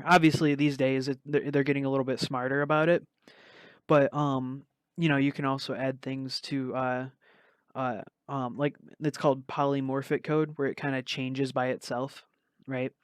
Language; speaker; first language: English; native; English